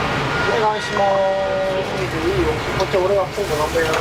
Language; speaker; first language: Japanese; native; Japanese